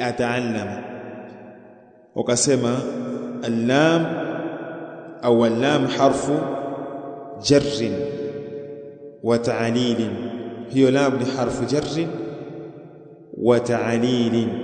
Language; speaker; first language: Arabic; non-native, fluent; Swahili